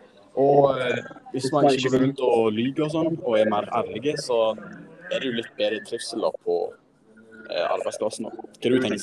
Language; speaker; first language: Norwegian; native; Norwegian